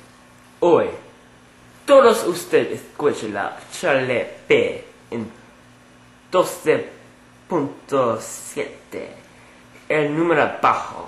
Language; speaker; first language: Spanish; non-native, learner; English